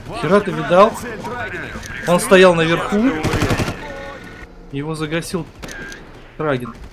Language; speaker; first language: Russian; native; Russian